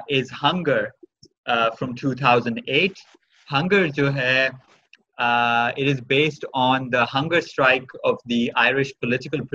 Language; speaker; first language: Urdu; native; Urdu